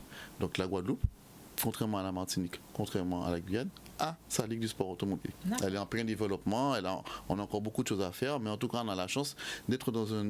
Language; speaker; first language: French; native; French